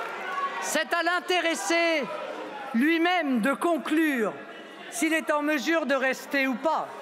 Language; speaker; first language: French; native; French